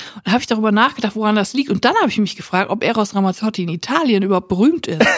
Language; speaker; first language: German; native; German